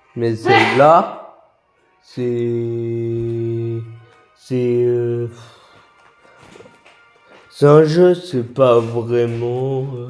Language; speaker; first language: French; native; French